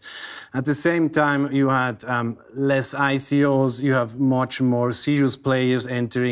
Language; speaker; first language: English; non-native, fluent; German